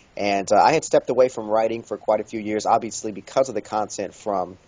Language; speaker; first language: English; native; English